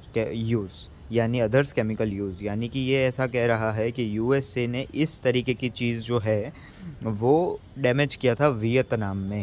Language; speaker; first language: Hindi; native; Hindi